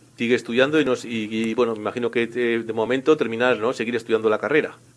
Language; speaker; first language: Spanish; native; Spanish